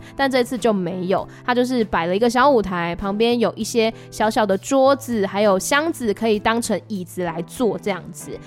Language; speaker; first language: Chinese; native; Chinese